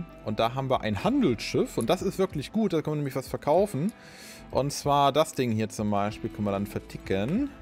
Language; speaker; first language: German; native; German